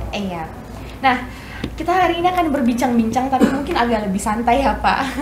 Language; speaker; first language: Indonesian; native; Indonesian